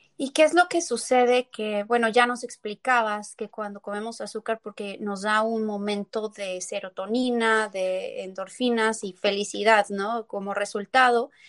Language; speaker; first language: Spanish; native; Spanish